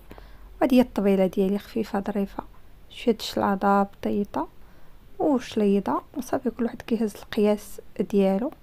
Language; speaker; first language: Arabic; native; Arabic